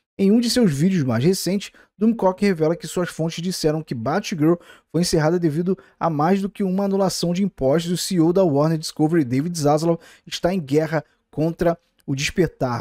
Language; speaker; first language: Portuguese; native; Portuguese